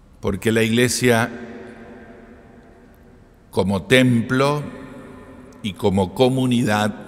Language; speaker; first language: Spanish; native; Spanish